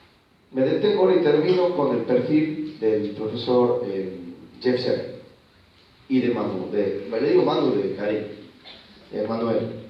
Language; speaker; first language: Spanish; native; Spanish